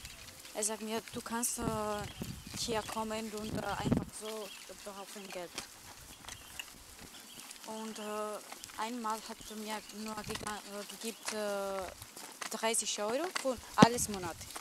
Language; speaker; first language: German; non-native, learner; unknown